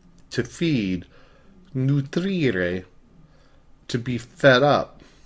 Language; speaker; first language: English; native; English